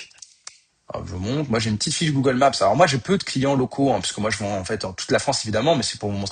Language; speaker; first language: French; native; French